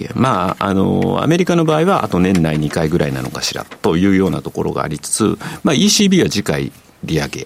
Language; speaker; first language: Japanese; native; Japanese